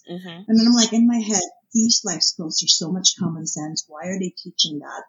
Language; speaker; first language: English; non-native, local second language; Filipino